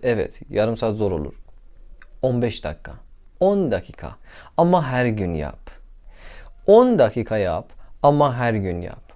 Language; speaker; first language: Turkish; non-native, learner; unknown